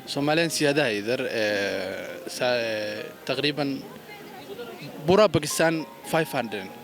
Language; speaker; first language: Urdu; non-native, learner; Somali